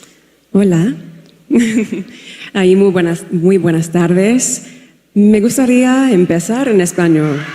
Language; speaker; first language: Spanish; non-native, fluent; English